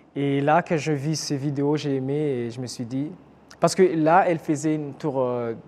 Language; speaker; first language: French; non-native, local second language; Kinyarwanda